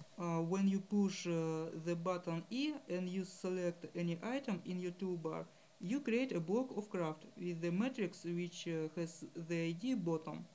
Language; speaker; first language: English; non-native, fluent; Russian